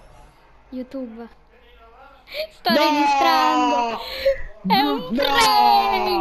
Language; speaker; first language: Italian; native; Italian